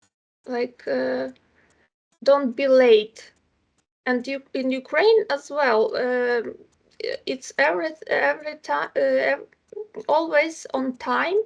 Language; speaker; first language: English; non-native, fluent; Ukrainian